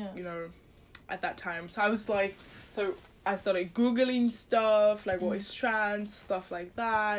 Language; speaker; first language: English; non-native, local second language; Yoruba